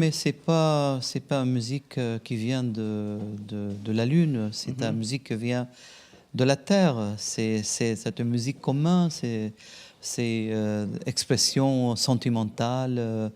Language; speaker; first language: French; non-native, local second language; Arabic